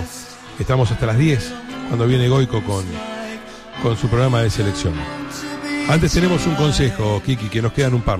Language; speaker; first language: Spanish; native; Spanish